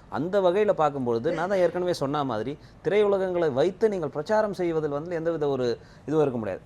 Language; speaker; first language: Tamil; native; Tamil